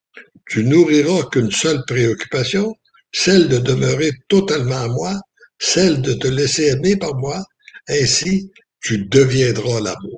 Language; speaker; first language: French; native; French